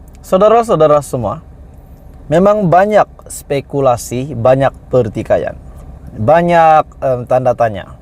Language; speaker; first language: Malay; native; Malay